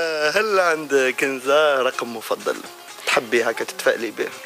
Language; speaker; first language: Arabic; native; Arabic